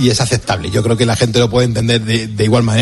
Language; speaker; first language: Spanish; native; Spanish